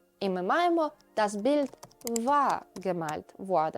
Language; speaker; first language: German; non-native, fluent; Ukrainian